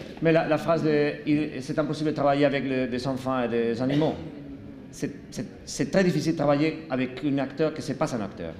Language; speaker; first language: French; non-native, learner; Spanish